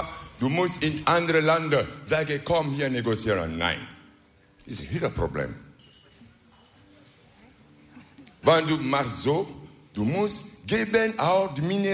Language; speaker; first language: Dutch; non-native, learner; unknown